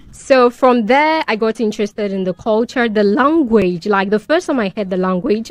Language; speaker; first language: English; non-native, local second language; Akan